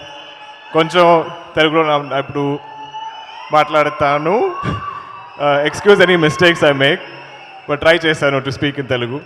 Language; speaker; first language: Telugu; non-native, learner; Malayalam